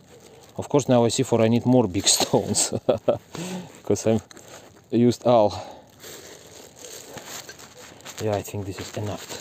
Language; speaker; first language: English; non-native, learner; Russian